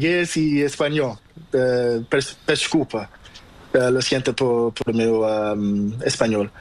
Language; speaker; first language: Spanish; non-native, learner; Portuguese